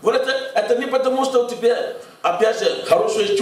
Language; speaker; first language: Russian; non-native, fluent; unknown